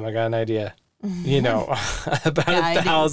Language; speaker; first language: English; native; English